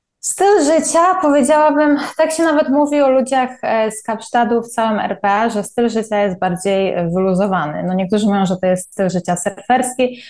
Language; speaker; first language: Polish; native; Polish